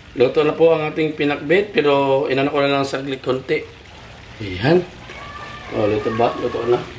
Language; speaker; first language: Filipino; non-native, local second language; Cebuano